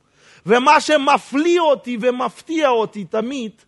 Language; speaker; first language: Hebrew; non-native, fluent; Russian